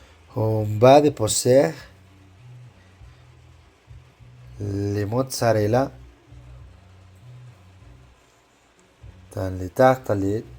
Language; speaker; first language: French; non-native, learner; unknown